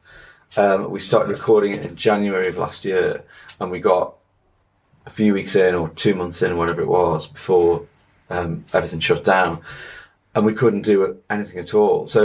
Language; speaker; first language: English; native; English